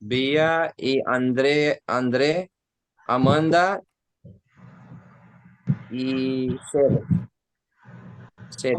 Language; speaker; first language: Portuguese; non-native, learner; Hindi